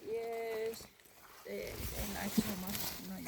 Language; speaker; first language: English; non-native, learner; Finnish